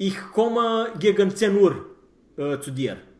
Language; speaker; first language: German; non-native, fluent; Romanian